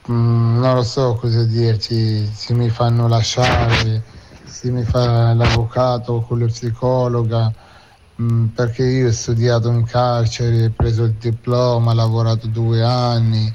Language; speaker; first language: Italian; non-native, fluent; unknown